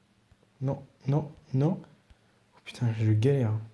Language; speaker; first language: French; native; French